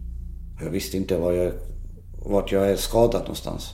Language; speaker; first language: Swedish; early bilingual, other home language; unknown